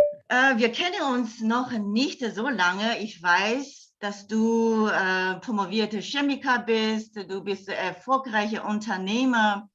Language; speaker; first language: German; non-native, fluent; Chinese